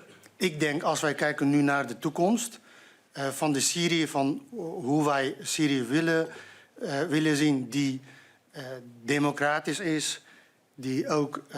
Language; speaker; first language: Dutch; non-native, fluent; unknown